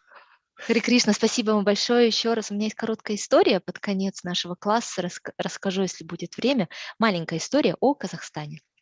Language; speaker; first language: Russian; native; Russian